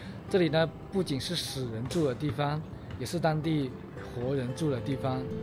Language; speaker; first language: Chinese; native; Chinese